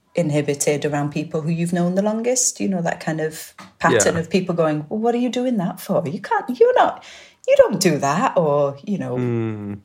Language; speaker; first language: English; native; English